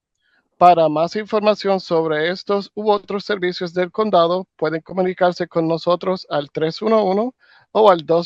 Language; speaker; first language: Spanish; native; Spanish